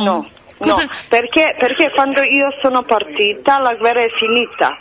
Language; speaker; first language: Italian; non-native, fluent; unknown